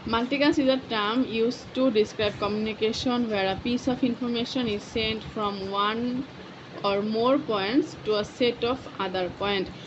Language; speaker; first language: English; non-native, local second language; Bangla